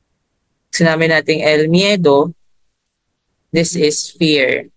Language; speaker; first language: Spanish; non-native, learner; Filipino